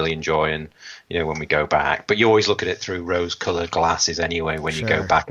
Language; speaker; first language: English; native; English